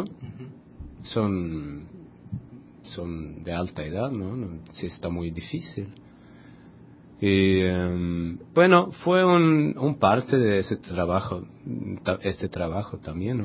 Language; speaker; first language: Spanish; non-native, fluent; Swedish